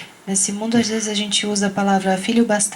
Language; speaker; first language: Portuguese; native; Portuguese